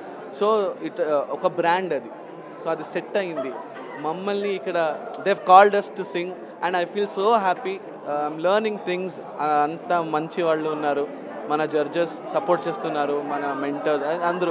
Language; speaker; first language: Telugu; non-native, learner; Kannada